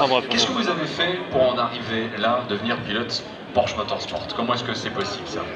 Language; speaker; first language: French; native; French